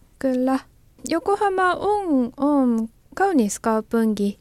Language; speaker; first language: Finnish; non-native, learner; Japanese